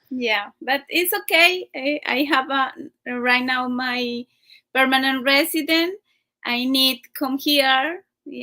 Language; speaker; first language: English; non-native, learner; Spanish